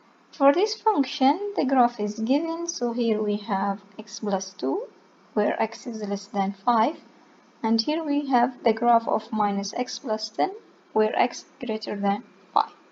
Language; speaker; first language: English; non-native, fluent; Arabic